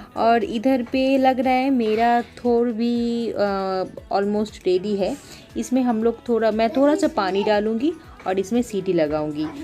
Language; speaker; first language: Hindi; non-native, local second language; Bangla